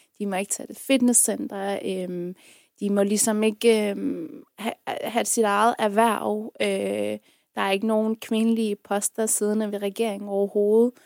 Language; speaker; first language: Danish; early bilingual, other home language; Persian